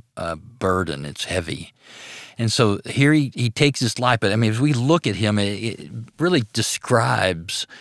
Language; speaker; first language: English; native; English